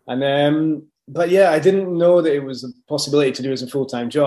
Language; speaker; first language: English; native; English